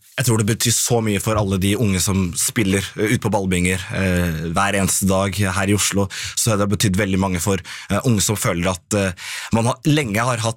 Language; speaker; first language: Norwegian; native; Norwegian